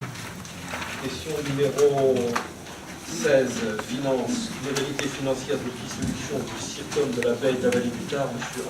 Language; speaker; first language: French; native; French